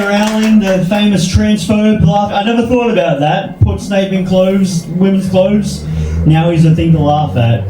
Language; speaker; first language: English; native; English